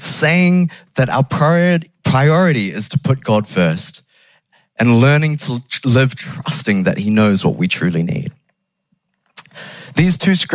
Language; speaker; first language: English; native; English